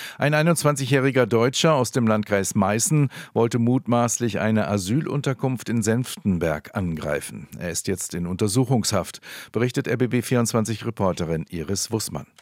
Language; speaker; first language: German; native; German